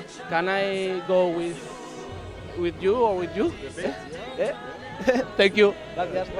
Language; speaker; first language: English; non-native, learner; Spanish